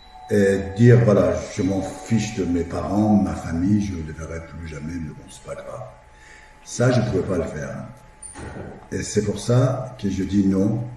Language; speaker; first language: French; non-native, fluent; Persian